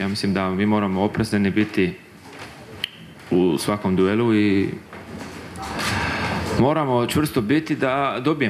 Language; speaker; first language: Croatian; early bilingual, heritage; Croatian